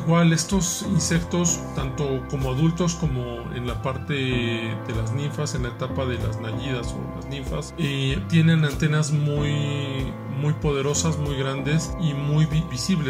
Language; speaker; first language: Spanish; native; Spanish